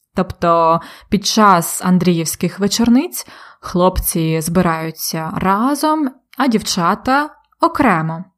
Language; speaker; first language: Ukrainian; native; Ukrainian